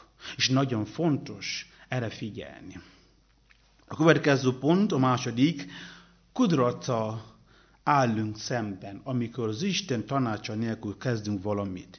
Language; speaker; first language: Hungarian; non-native, learner; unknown